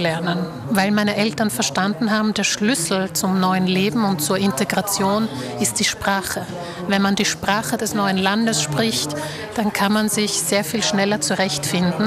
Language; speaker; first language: German; early bilingual, other home language; Slovak